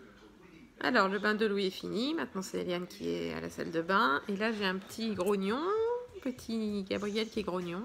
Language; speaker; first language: French; native; French